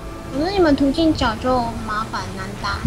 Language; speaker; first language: Chinese; native; Chinese